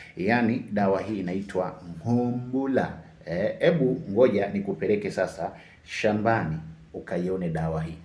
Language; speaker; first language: Swahili; non-native, local second language; Sukuma